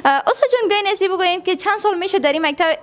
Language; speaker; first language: Persian; native; Persian